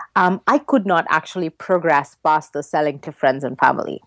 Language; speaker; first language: English; native; English